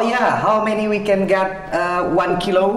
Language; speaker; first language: English; non-native, learner; Indonesian